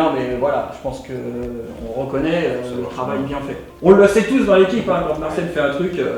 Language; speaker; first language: French; native; French